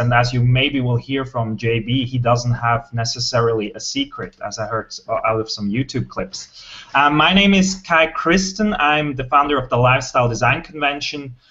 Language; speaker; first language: English; non-native, fluent; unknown